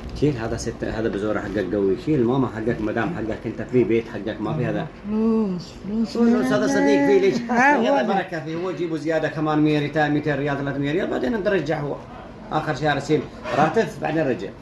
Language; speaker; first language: Arabic; non-native, learner; Bangla